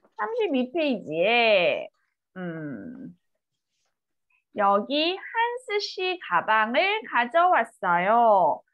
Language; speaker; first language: Korean; native; Korean